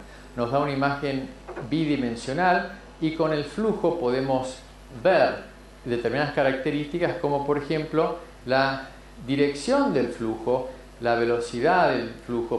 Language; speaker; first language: Spanish; native; Spanish